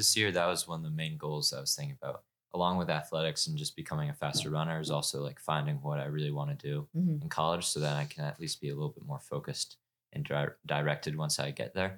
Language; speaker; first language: English; native; English